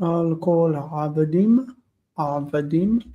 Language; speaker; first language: Hebrew; non-native, fluent; English